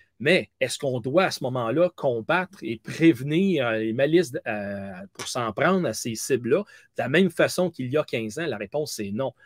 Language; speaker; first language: French; native; French